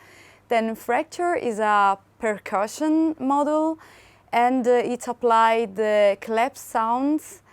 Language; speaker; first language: English; non-native, fluent; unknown